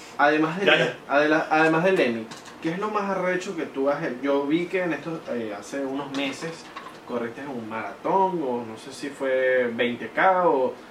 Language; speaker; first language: Spanish; native; Spanish